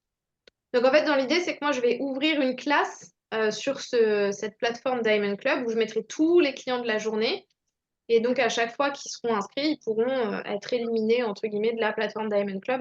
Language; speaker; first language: French; native; French